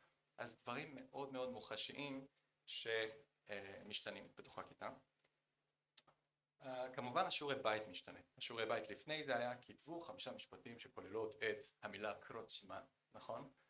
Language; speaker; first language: Hebrew; non-native, fluent; Korean